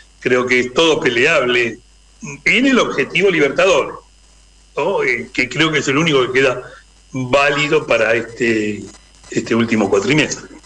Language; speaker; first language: Spanish; native; Spanish